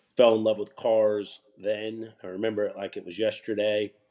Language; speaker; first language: English; native; English